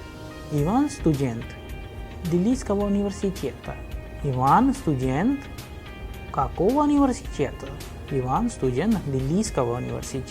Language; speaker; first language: Russian; non-native, fluent; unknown